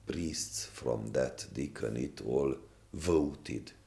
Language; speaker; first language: English; non-native, fluent; Hungarian